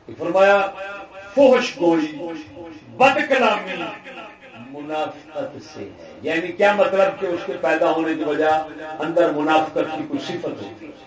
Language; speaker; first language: Urdu; non-native, local second language; Punjabi